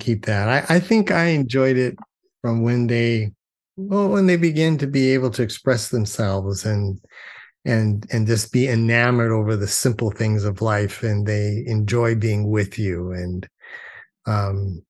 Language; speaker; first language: English; native; English